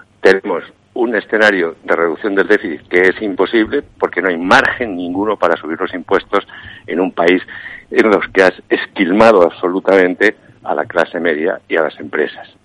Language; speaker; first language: Spanish; native; Spanish